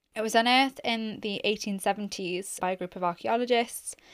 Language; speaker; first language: English; native; English